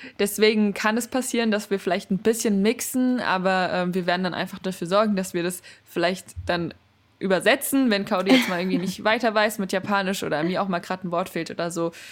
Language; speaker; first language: German; native; German